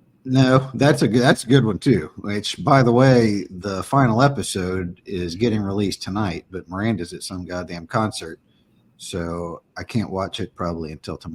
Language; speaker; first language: English; native; English